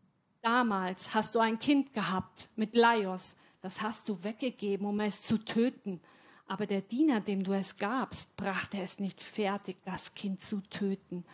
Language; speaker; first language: German; native; German